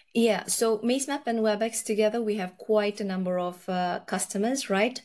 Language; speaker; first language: English; early bilingual, other home language; Nepali